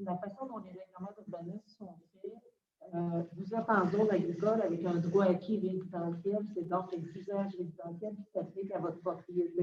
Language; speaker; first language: French; native; French